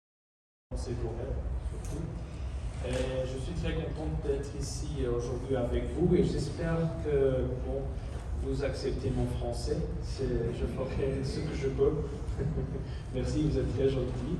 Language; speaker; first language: French; non-native, learner; Spanish